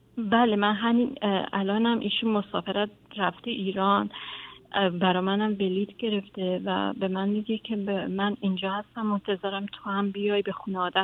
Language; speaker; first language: Persian; native; Persian